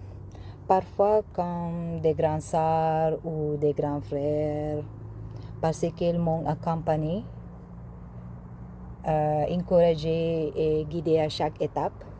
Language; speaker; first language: French; non-native, learner; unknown